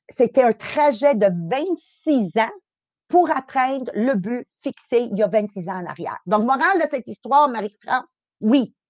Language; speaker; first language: French; early bilingual, other home language; Italian